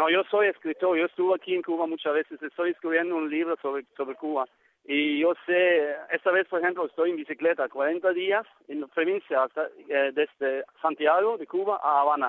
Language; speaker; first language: Spanish; non-native, learner; Norwegian